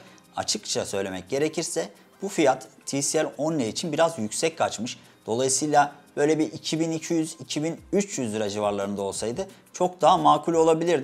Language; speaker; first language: Turkish; native; Turkish